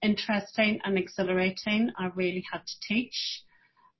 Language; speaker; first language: English; native; English